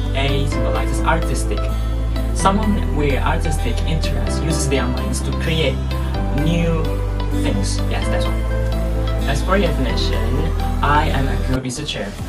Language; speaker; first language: English; non-native, local second language; Malay